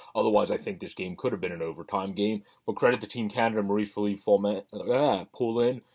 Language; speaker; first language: English; native; English